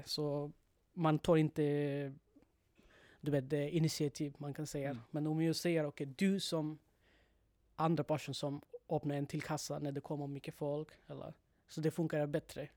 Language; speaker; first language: Swedish; non-native, learner; Bangla